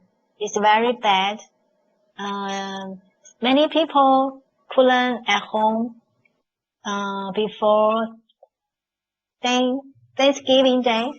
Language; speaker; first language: English; non-native, learner; Chinese